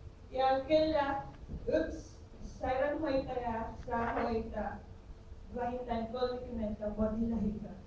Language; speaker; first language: Finnish; non-native, learner; Filipino